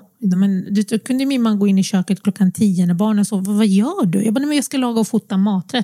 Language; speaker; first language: Swedish; early bilingual, other home language; Arabic